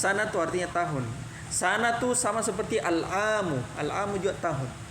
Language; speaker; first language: Indonesian; native; Indonesian